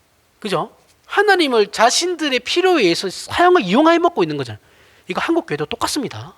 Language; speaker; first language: Korean; native; Korean